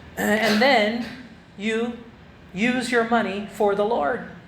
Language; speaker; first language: English; non-native, local second language; Filipino